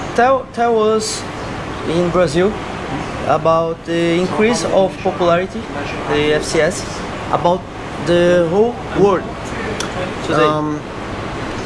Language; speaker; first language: English; non-native, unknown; Portuguese